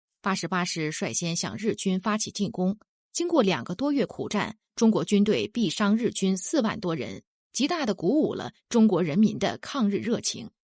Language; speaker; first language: Chinese; native; Chinese